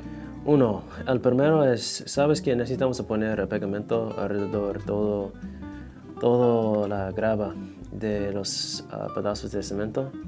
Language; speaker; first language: Spanish; non-native, fluent; English